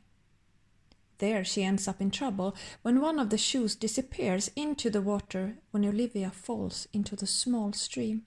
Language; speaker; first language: English; non-native, fluent; Swedish